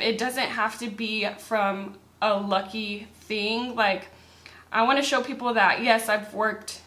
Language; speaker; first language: English; native; English